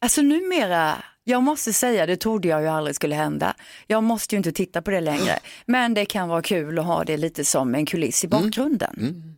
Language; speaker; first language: Swedish; native; Swedish